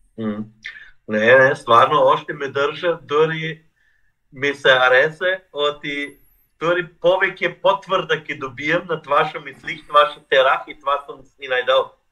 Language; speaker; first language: Macedonian; non-native, fluent; German